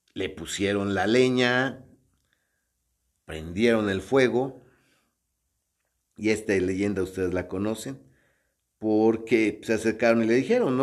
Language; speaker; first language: Spanish; native; Spanish